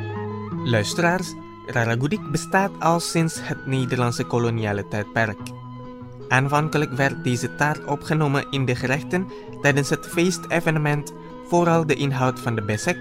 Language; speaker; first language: Dutch; non-native, fluent; Indonesian